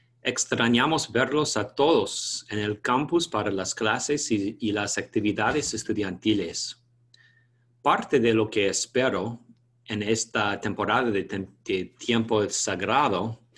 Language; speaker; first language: Spanish; non-native, fluent; English